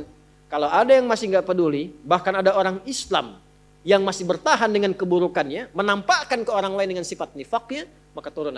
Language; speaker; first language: Indonesian; native; Indonesian